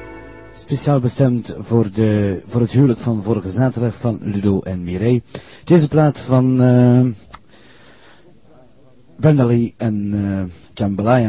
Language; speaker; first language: Dutch; native; Dutch